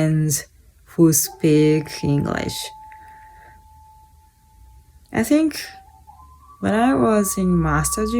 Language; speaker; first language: English; non-native, fluent; Japanese